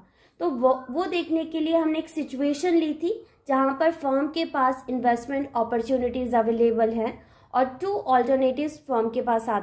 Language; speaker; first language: Hindi; native; Hindi